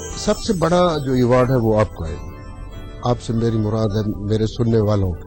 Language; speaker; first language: Urdu; non-native, local second language; Saraiki